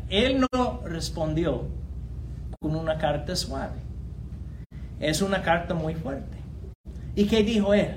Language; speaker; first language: Spanish; non-native, fluent; English